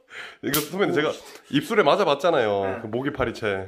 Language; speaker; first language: Korean; native; Korean